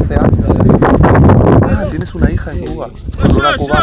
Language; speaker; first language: Spanish; native; Spanish